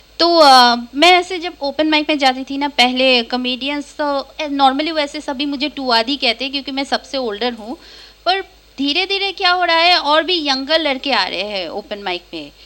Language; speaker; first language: Hindi; non-native, local second language; Bangla